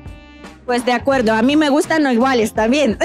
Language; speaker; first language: Spanish; non-native, fluent; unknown